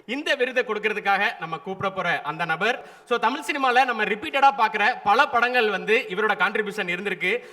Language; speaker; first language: Tamil; native; Tamil